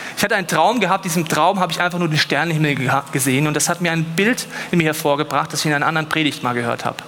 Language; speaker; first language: German; native; German